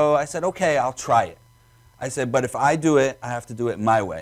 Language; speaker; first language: English; native; English